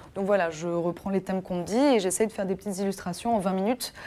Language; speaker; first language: French; native; French